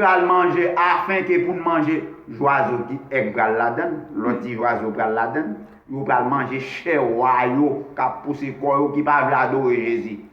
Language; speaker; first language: French; non-native, local second language; Haitian Creole